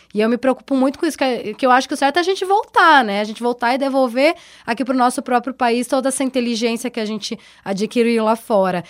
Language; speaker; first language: Portuguese; native; Portuguese